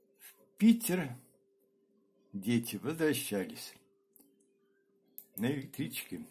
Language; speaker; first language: Russian; native; Russian